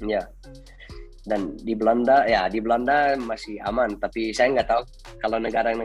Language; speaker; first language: Indonesian; non-native, fluent; Dutch